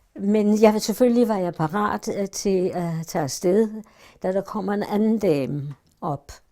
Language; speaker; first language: Danish; early bilingual, other home language; German